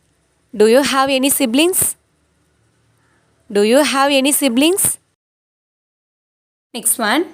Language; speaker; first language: English; non-native, local second language; Tamil